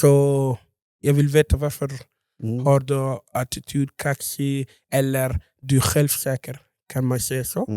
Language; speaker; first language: Swedish; non-native, fluent; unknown